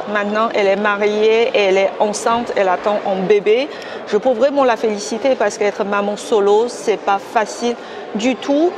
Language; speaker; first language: French; non-native, fluent; Chinese